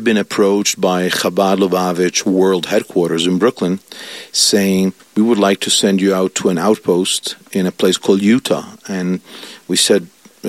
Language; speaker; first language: English; non-native, fluent; Italian